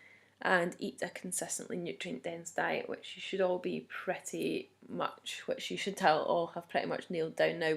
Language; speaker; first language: English; native; English